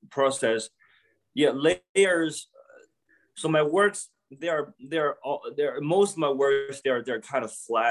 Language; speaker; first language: English; non-native, fluent; Chinese